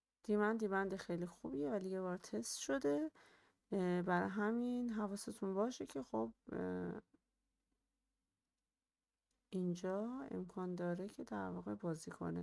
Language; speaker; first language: Persian; native; Persian